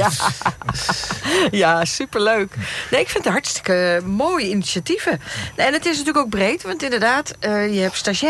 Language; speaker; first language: Dutch; native; Dutch